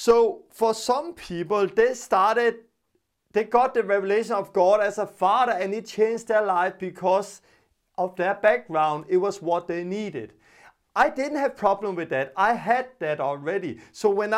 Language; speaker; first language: English; non-native, fluent; Danish